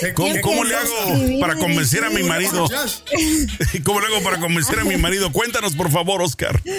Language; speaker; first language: Spanish; native; Spanish